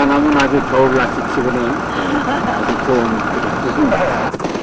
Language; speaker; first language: Korean; native; Korean